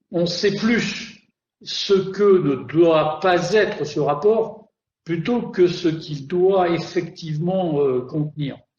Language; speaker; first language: French; native; French